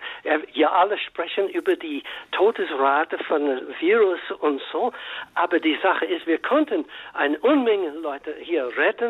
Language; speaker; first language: German; non-native, fluent; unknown